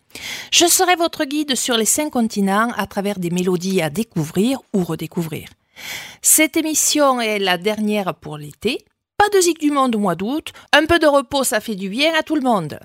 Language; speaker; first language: French; native; French